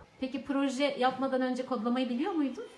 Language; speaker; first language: Turkish; native; Turkish